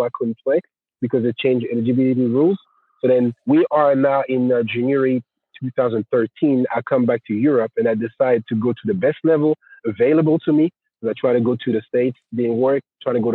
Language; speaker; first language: English; non-native, fluent; French